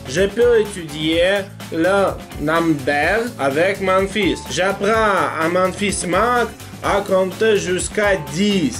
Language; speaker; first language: French; non-native, learner; Russian